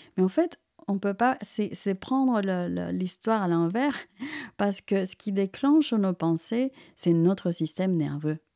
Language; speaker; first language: French; non-native, fluent; Spanish